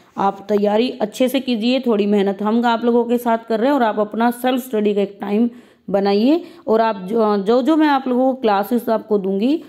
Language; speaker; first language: Hindi; native; Hindi